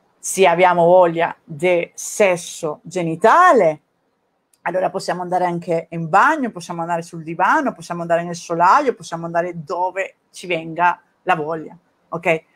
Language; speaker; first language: Italian; non-native, fluent; Spanish